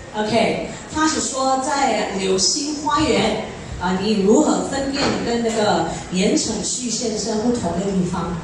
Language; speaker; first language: Chinese; early bilingual, heritage; Chinese